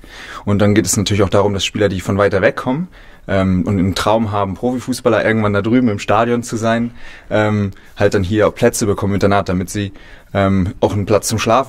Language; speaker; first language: German; native; German